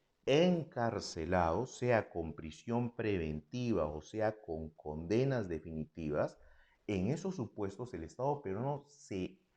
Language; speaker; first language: Spanish; native; Spanish